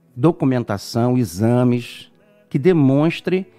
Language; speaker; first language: Portuguese; native; Portuguese